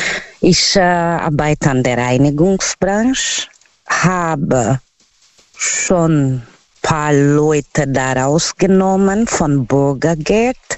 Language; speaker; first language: German; non-native, learner; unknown